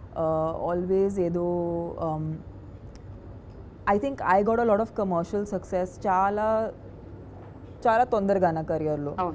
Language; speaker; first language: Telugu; non-native, fluent; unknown